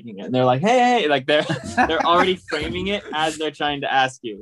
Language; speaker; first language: English; native; English